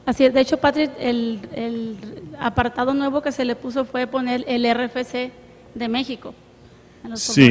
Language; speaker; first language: Spanish; native; Spanish